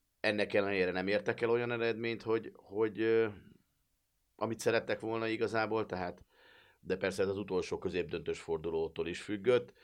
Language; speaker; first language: Hungarian; native; Hungarian